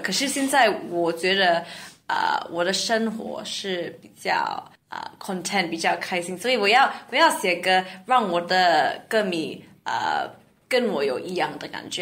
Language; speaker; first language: Chinese; non-native, learner; English